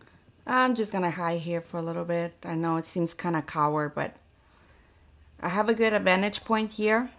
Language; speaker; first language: English; native; English